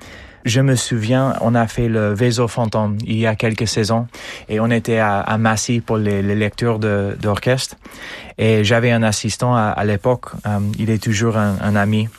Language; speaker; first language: French; non-native, fluent; English